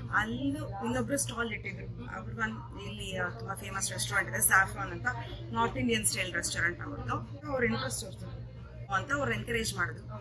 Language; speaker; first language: Kannada; non-native, local second language; Telugu